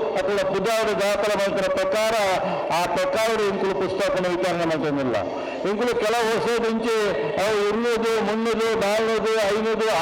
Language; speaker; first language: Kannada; non-native, local second language; Tulu